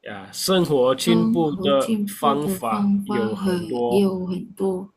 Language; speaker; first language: Chinese; non-native, fluent; Indonesian